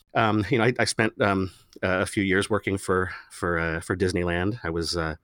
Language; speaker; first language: English; native; English